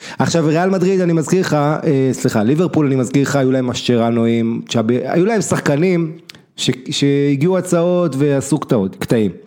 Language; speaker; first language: Hebrew; native; Hebrew